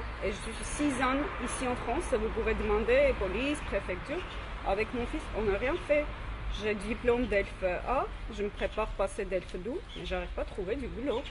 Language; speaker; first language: French; non-native, learner; Armenian